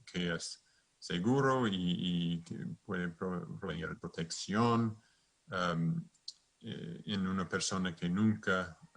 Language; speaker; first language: Spanish; non-native, fluent; English